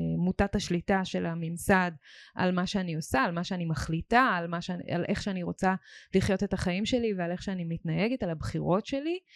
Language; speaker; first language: Hebrew; native; Hebrew